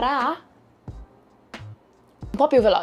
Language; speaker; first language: Italian; non-native, learner; Portuguese